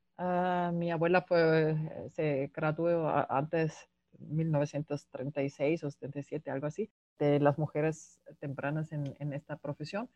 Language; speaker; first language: Spanish; non-native, fluent; German